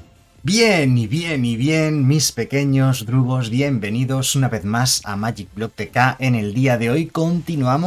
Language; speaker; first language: Spanish; native; Spanish